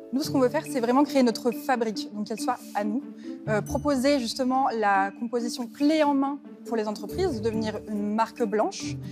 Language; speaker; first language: French; native; French